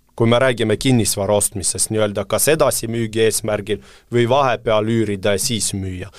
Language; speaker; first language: Estonian; non-native, local second language; Russian